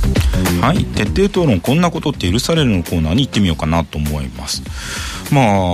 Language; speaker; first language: Japanese; native; Japanese